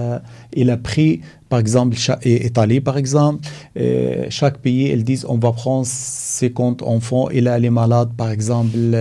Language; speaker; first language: French; non-native, learner; Arabic